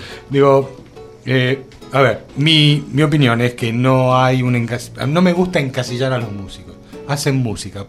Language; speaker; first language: Spanish; native; Spanish